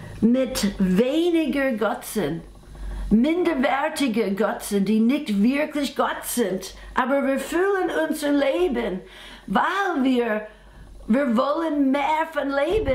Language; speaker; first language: German; non-native, fluent; English